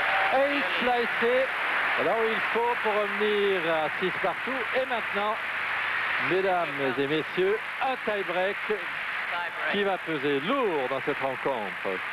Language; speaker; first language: French; native; French